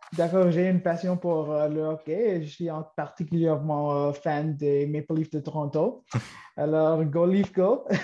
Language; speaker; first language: French; non-native, local second language; English